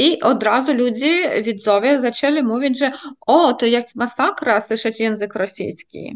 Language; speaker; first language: Polish; non-native, fluent; Ukrainian